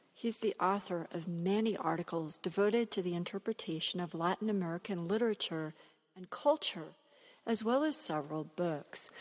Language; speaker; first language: English; native; English